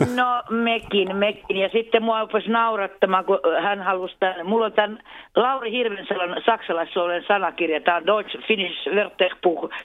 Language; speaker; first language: Finnish; non-native, local second language; Swedish